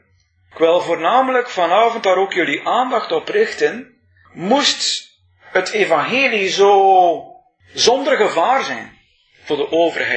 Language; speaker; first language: Dutch; native; Dutch